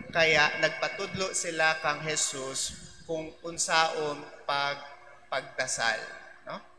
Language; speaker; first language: Cebuano; non-native, local second language; Filipino